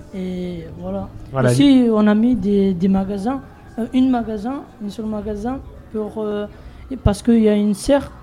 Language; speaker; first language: French; non-native, fluent; Bangla